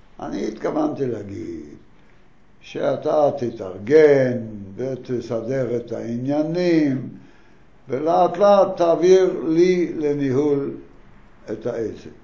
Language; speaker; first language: Hebrew; non-native, fluent; Yiddish